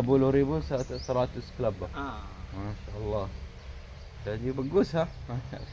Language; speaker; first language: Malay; non-native, learner; Arabic